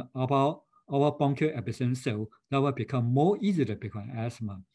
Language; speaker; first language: English; non-native, fluent; Chinese